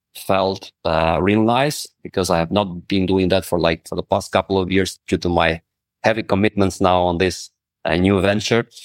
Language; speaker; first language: English; non-native, fluent; Albanian